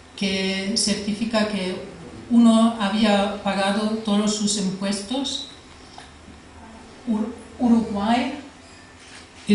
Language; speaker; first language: Spanish; non-native, fluent; German